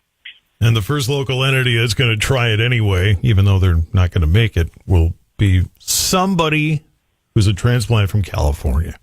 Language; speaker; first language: English; native; English